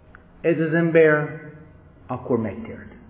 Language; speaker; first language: Hungarian; non-native, fluent; English